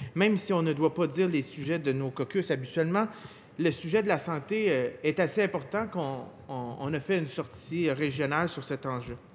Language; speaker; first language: French; native; French